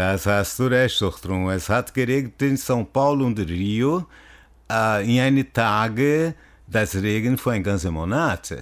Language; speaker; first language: German; non-native, learner; Portuguese